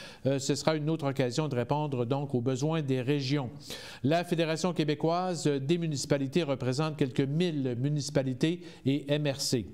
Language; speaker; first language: French; native; French